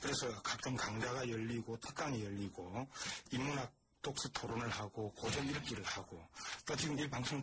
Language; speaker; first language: Korean; native; Korean